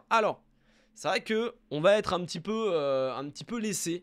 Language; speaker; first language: French; native; French